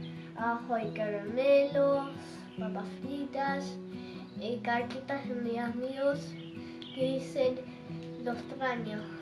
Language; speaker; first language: Spanish; early bilingual, heritage; Spanish